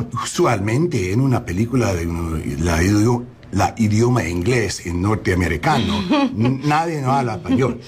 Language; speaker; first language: Spanish; non-native, learner; English